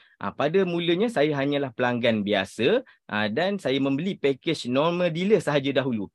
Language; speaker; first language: Malay; native; Malay